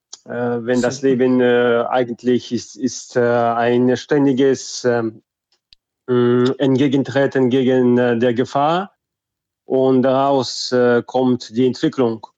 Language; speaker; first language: German; non-native, fluent; Russian